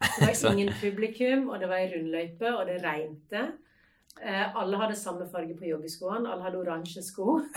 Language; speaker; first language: Norwegian; native; Norwegian